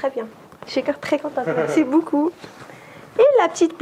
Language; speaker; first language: French; non-native, local second language; Arabic